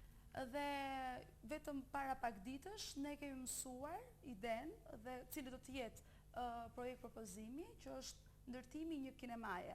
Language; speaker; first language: Albanian; native; Albanian